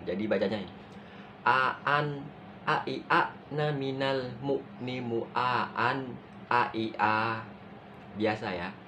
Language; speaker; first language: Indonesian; non-native, local second language; Madurese